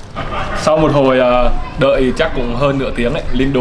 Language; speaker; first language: Vietnamese; native; Vietnamese